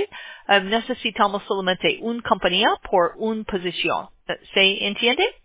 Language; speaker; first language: Spanish; non-native, learner; English